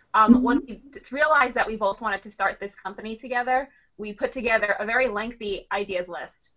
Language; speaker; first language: English; native; English